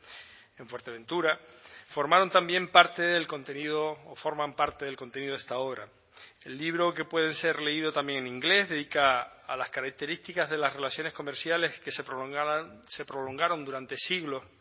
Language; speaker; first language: Spanish; native; Spanish